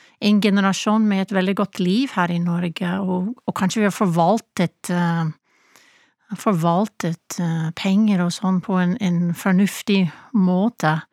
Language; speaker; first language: Norwegian; non-native, fluent; English